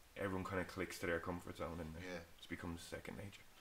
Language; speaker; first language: English; native; English